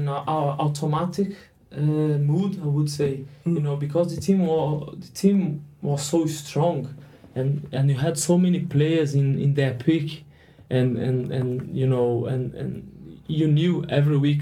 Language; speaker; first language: English; non-native, fluent; Portuguese